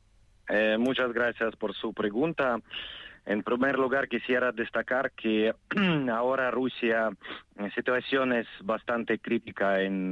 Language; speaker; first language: Spanish; non-native, fluent; Ukrainian